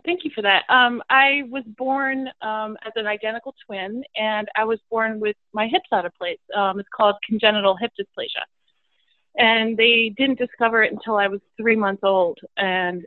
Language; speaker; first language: English; native; English